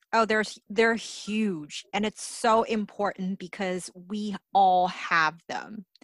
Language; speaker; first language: English; native; English